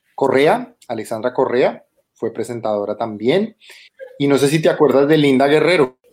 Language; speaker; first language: Spanish; native; Spanish